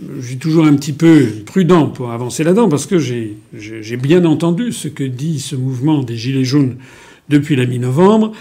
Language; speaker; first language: French; native; French